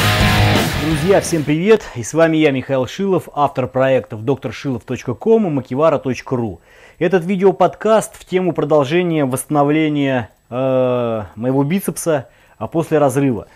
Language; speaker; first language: Russian; native; Russian